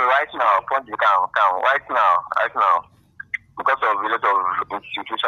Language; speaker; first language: English; non-native, local second language; Yoruba